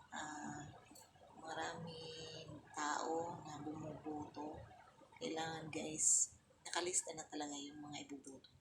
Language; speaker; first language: Filipino; non-native, local second language; Bikol